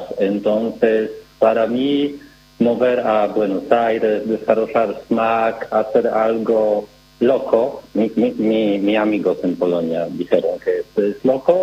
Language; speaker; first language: Spanish; non-native, learner; Polish